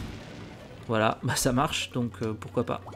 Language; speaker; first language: French; native; French